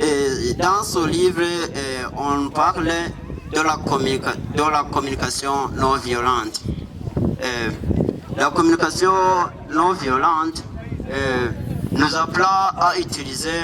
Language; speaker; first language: French; non-native, learner; Rundi